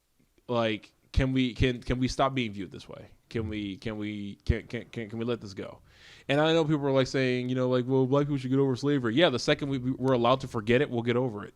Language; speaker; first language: English; native; English